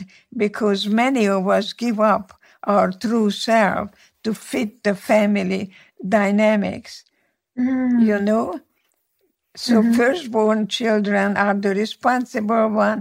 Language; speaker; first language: English; non-native, fluent; Hungarian